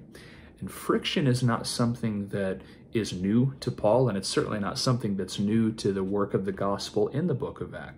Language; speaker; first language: English; native; English